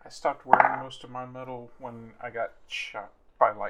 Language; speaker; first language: English; native; English